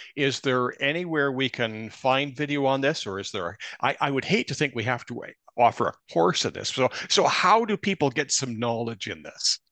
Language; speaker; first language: English; native; English